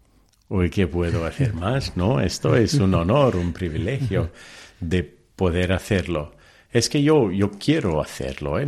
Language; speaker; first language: Spanish; early bilingual, heritage; Telugu